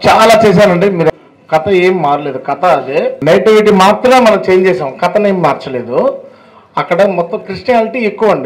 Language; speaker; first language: Telugu; native; Telugu